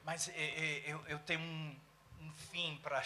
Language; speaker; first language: Portuguese; non-native, fluent; English